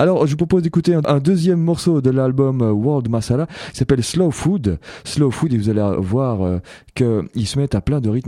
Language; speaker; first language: French; native; French